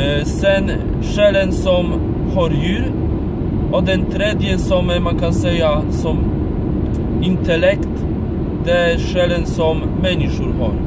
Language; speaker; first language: Swedish; non-native, fluent; Polish